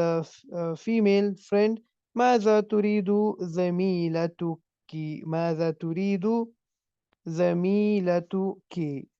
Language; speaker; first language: Arabic; non-native, fluent; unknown